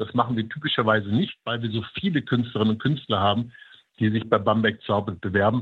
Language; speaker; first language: German; native; German